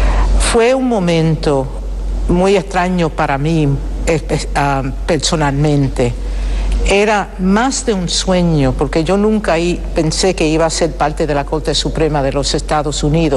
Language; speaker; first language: Spanish; early bilingual, heritage; Spanish